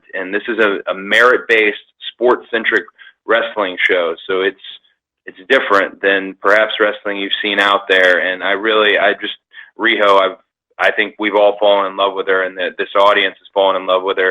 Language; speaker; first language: English; native; English